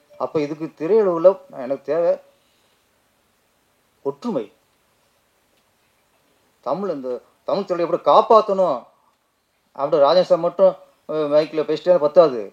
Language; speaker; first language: Tamil; native; Tamil